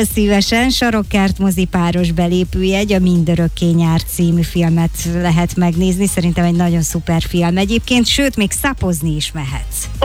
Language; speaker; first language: Hungarian; native; Hungarian